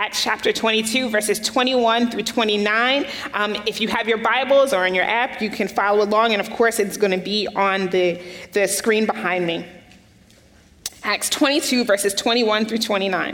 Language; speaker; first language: English; native; English